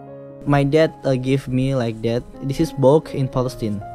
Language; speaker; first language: English; non-native, learner; Indonesian